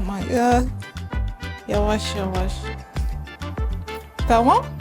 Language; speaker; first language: Turkish; non-native, learner; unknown